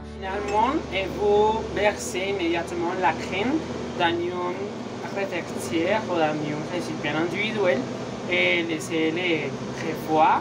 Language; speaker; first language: French; non-native, learner; Spanish